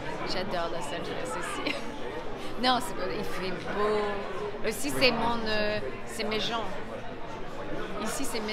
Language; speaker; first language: French; non-native, fluent; English